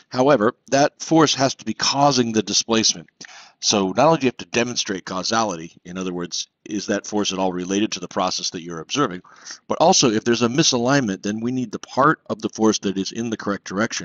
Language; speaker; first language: English; native; English